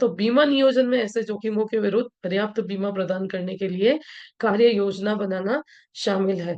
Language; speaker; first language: Hindi; native; Hindi